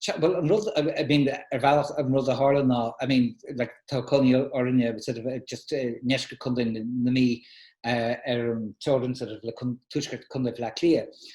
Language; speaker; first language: Irish; native; Irish